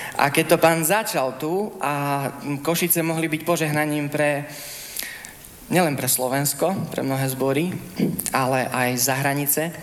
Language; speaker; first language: Slovak; early bilingual, heritage; Slovak